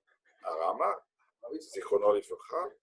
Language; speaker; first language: Hebrew; non-native, fluent; English